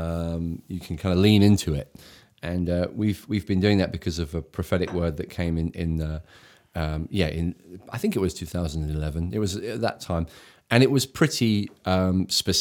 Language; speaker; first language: English; native; English